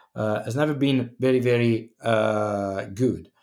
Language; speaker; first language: English; non-native, fluent; Italian